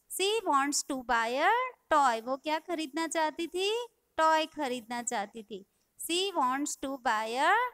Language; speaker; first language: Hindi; non-native, local second language; Gujarati